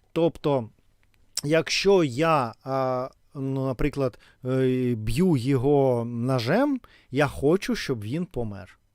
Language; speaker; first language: Ukrainian; non-native, local second language; Russian